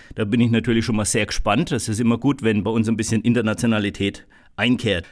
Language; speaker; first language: German; native; German